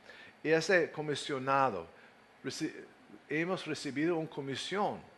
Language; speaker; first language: Spanish; non-native, fluent; English